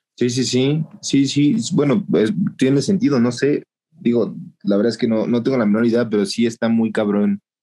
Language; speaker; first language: Spanish; native; Spanish